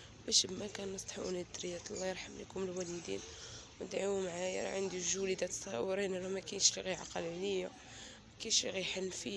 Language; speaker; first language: Arabic; native; Arabic